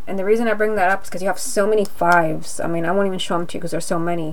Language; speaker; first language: English; native; English